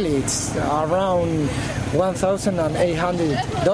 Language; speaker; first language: English; non-native, learner; Spanish